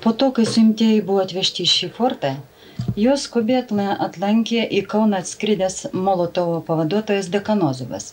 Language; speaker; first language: Lithuanian; native; Lithuanian